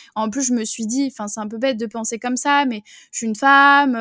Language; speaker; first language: French; native; French